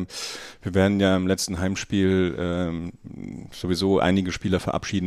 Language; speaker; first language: German; native; German